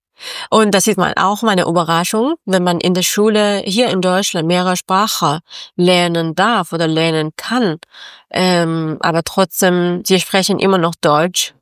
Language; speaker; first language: German; non-native, learner; Persian